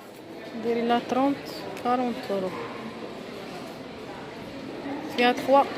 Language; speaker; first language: French; non-native, fluent; Arabic